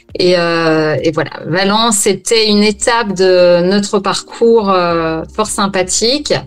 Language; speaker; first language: French; native; French